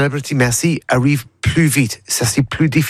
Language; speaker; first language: French; non-native, learner; English